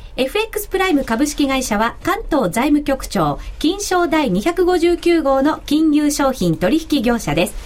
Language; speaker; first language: Japanese; native; Japanese